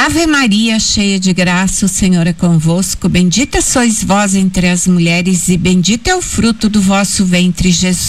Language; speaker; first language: Portuguese; native; Portuguese